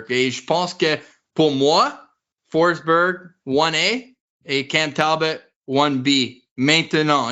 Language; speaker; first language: French; non-native, learner; English